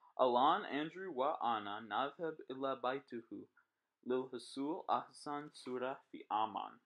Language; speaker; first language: Arabic; non-native, learner; English